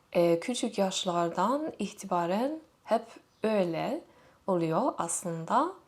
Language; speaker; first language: Turkish; non-native, fluent; English